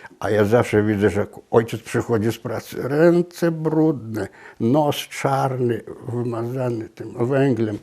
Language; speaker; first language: Polish; non-native, local second language; Belarusian